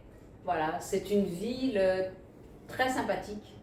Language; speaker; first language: French; early bilingual, other home language; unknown